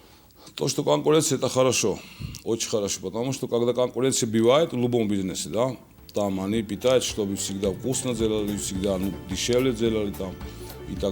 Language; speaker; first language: Russian; non-native, local second language; Georgian